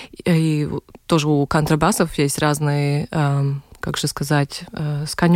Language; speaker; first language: Russian; non-native, local second language; Latvian